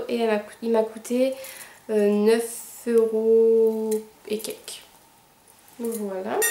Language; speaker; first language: French; native; French